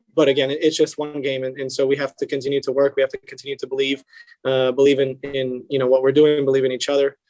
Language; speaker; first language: English; early bilingual, other home language; Spanish